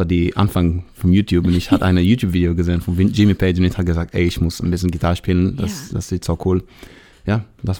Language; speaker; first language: German; non-native, fluent; Hebrew